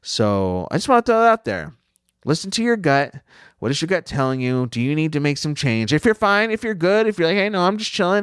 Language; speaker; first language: English; native; English